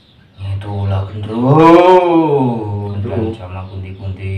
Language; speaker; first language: Indonesian; non-native, local second language; Javanese